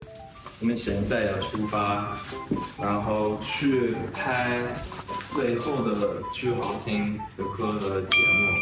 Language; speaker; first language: Chinese; non-native, fluent; Japanese